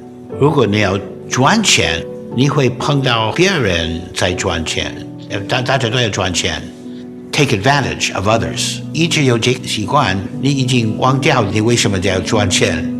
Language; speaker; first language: Chinese; non-native, fluent; English